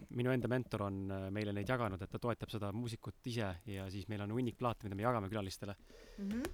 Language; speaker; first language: Estonian; native; Estonian